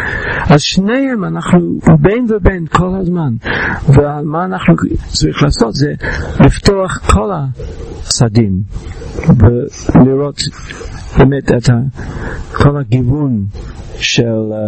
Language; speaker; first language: Hebrew; non-native, fluent; English